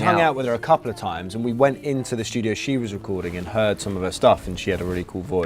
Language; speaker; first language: English; native; English